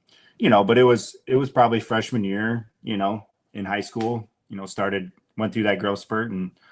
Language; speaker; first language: English; native; English